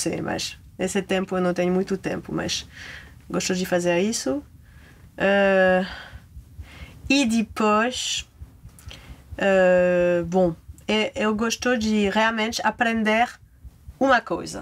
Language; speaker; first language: Portuguese; non-native, fluent; French